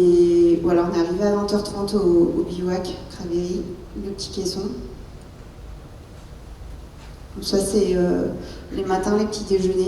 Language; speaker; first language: French; native; French